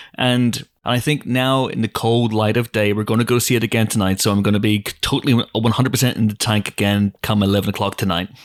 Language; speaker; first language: English; native; English